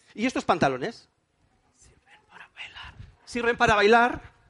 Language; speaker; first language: Spanish; non-native, fluent; Wolof